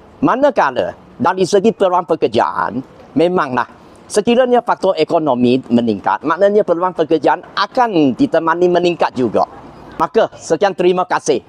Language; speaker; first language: Malay; non-native, local second language; Chinese